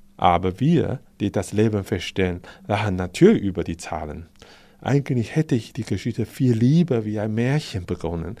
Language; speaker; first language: German; non-native, fluent; Chinese